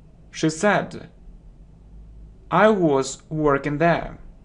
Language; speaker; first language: English; non-native, fluent; Russian